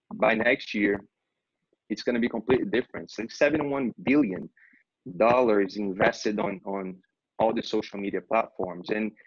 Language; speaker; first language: English; non-native, fluent; Portuguese